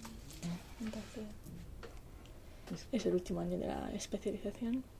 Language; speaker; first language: Spanish; non-native, learner; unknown